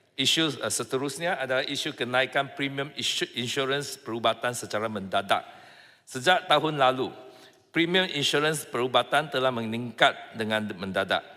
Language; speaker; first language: Malay; non-native, local second language; Chinese